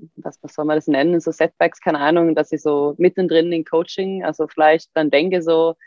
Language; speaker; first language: German; non-native, fluent; Swedish